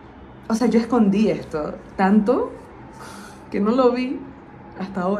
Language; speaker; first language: Spanish; native; Spanish